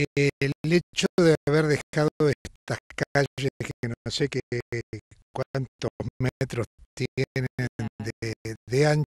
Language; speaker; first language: Spanish; native; Spanish